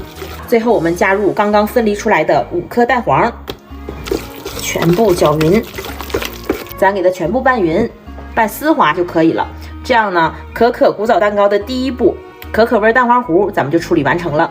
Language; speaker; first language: Chinese; native; Chinese